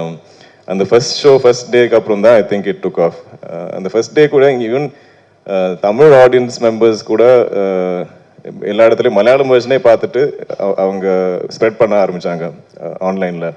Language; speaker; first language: Tamil; non-native, local second language; Malayalam